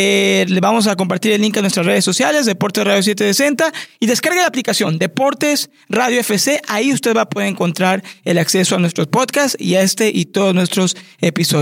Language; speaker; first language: Spanish; native; Spanish